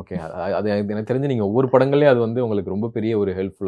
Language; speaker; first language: Tamil; native; Tamil